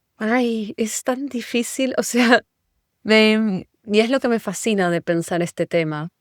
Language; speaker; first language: Spanish; native; Spanish